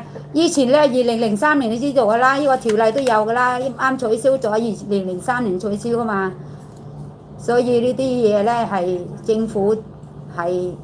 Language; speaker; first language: Cantonese; non-native, learner; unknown